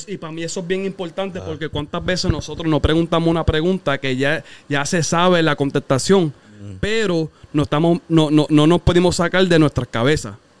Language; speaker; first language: Spanish; early bilingual, heritage; Spanish